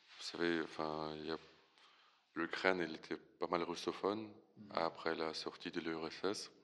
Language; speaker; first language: French; non-native, fluent; Russian